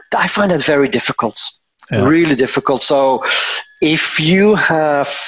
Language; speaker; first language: English; non-native, fluent; Dutch